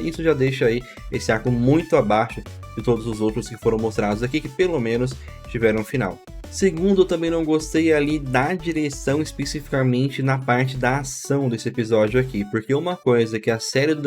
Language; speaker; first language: Portuguese; native; Portuguese